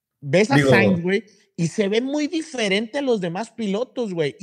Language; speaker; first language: Spanish; native; Spanish